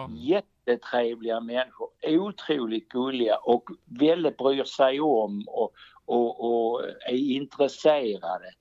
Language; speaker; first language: Swedish; native; Swedish